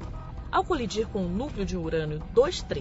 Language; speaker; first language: Portuguese; native; Portuguese